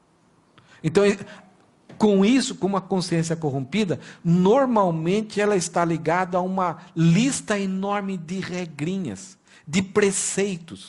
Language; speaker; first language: Portuguese; native; Portuguese